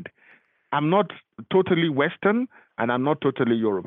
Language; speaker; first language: English; non-native, local second language; Yoruba